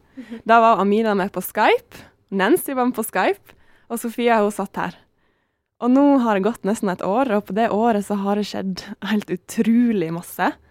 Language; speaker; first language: Norwegian; native; Norwegian